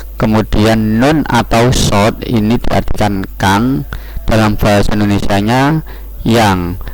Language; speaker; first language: Indonesian; non-native, local second language; Javanese